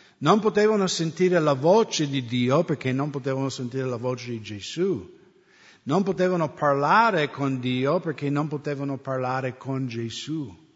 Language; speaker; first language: Italian; non-native, fluent; English